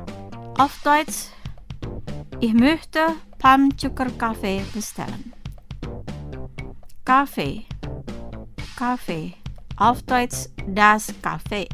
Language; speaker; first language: German; non-native, fluent; Indonesian